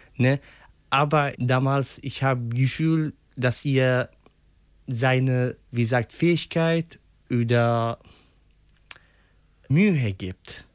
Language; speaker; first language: German; non-native, learner; Arabic